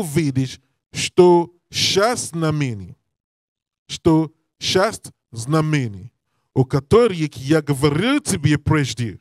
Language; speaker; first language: Russian; non-native, learner; English